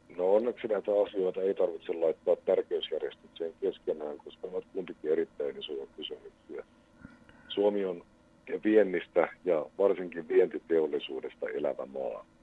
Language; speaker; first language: Finnish; native; Finnish